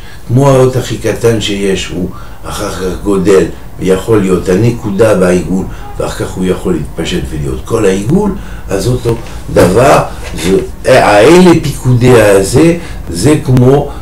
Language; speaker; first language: Hebrew; non-native, fluent; French